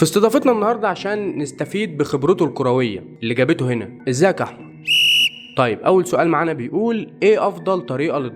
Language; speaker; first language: Arabic; native; Arabic